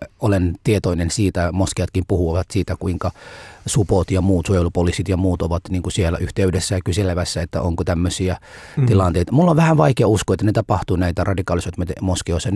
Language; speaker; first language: Finnish; non-native, fluent; Somali